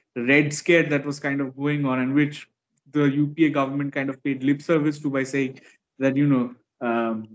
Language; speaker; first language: English; non-native, local second language; Bangla